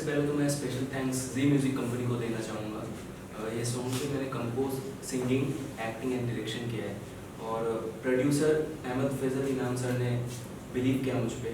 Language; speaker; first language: Hindi; non-native, local second language; Bangla